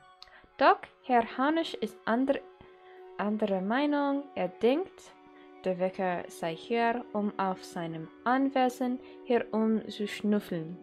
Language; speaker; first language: German; non-native, learner; English